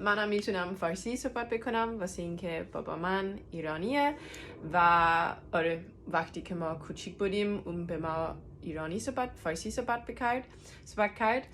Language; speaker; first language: Persian; early bilingual, heritage; Danish